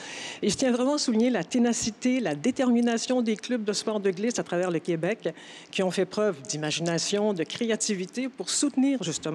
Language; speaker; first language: French; native; French